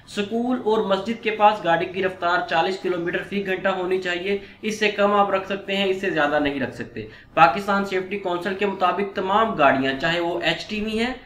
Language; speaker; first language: Urdu; non-native, local second language; Punjabi